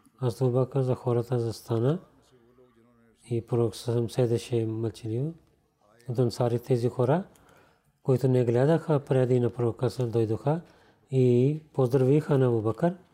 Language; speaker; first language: Bulgarian; non-native, learner; Urdu